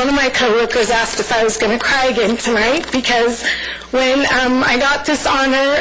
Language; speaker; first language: English; early bilingual, other home language; Spanish